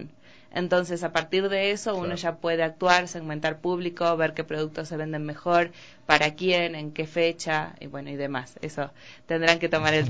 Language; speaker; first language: Spanish; native; Spanish